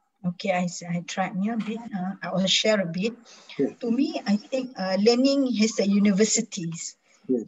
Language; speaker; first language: English; non-native, local second language; Malay